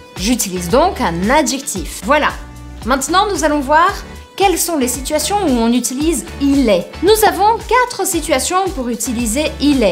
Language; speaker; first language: French; non-native, fluent; Portuguese